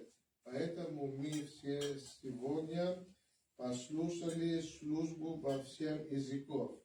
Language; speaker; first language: Russian; non-native, learner; Greek